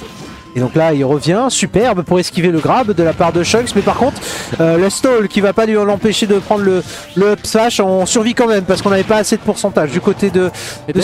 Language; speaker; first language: French; native; French